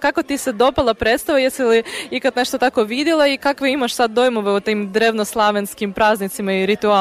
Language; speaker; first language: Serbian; non-native, fluent; Ukrainian